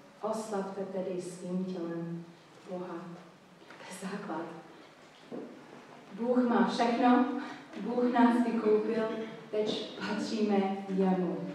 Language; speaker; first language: Czech; non-native, fluent; English